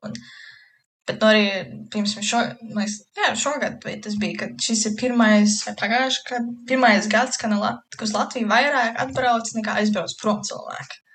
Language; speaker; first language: Latvian; early bilingual, heritage; Latvian